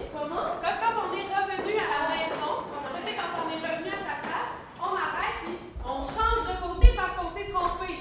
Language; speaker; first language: French; native; French